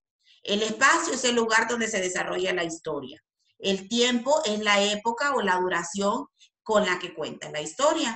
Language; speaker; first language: Spanish; native; Spanish